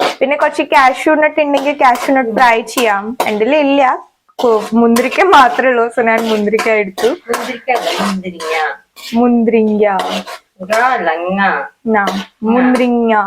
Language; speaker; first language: Malayalam; non-native, learner; Kannada